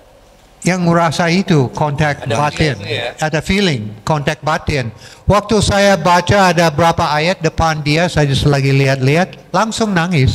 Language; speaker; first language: Indonesian; non-native, fluent; English